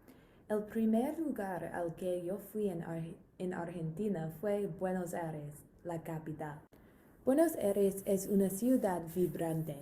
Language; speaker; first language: Spanish; non-native, learner; English